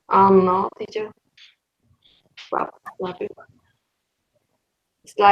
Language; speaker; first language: English; non-native, learner; Spanish